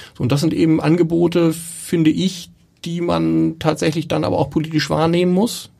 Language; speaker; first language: German; native; German